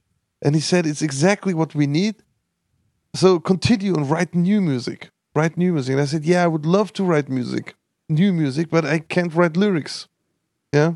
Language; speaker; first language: English; non-native, fluent; Armenian